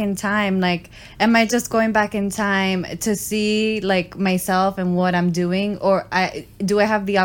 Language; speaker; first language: English; native; English